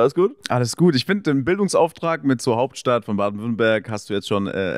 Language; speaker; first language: German; native; German